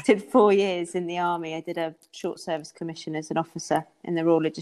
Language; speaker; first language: English; native; English